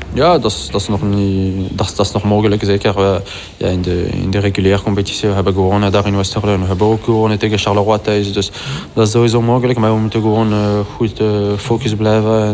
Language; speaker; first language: Dutch; non-native, fluent; French